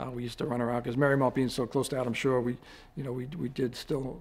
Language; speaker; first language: English; native; English